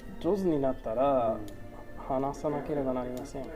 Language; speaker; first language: Japanese; non-native, learner; English